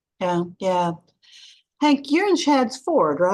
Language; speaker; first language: English; native; English